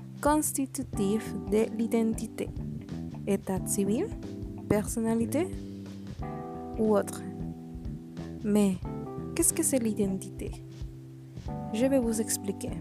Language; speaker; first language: French; non-native, learner; Spanish